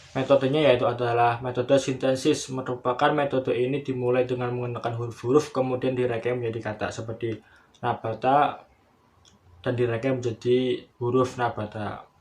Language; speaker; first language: Indonesian; native; Indonesian